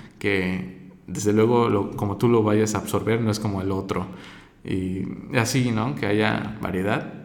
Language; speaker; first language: Spanish; native; Spanish